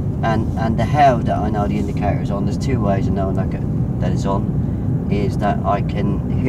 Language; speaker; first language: English; native; English